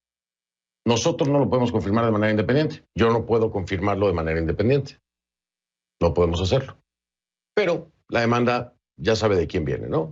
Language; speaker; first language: Spanish; native; Spanish